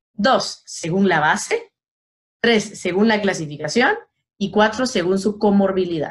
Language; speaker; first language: Spanish; native; Spanish